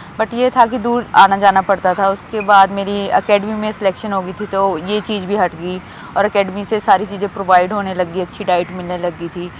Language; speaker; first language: Hindi; native; Hindi